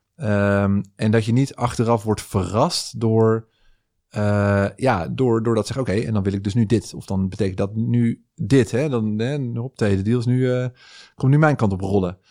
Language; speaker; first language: Dutch; native; Dutch